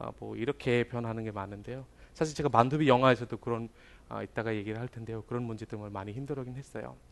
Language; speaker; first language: Korean; non-native, fluent; Bangla